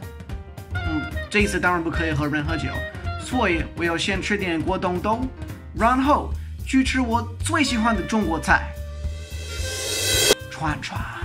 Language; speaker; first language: Chinese; non-native, fluent; English